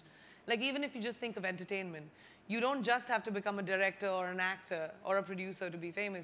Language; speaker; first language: English; non-native, local second language; Hindi